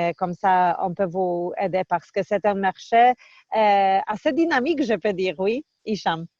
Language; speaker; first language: French; non-native, fluent; Polish